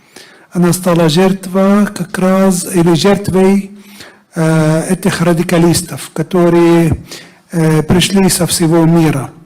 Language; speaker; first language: Russian; non-native, fluent; Arabic